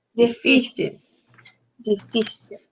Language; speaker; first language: Spanish; non-native, learner; English